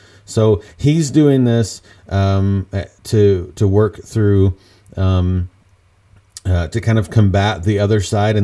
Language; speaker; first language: English; native; English